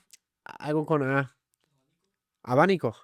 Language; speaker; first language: Spanish; native; Spanish